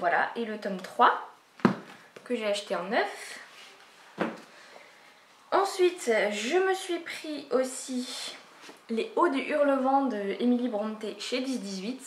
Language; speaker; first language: French; native; French